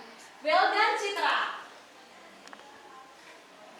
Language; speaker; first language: English; non-native, fluent; Indonesian